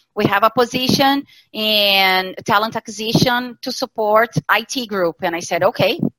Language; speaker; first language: English; non-native, fluent; Portuguese